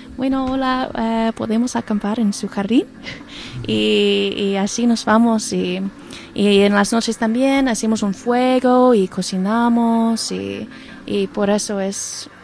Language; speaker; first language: Spanish; non-native, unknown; English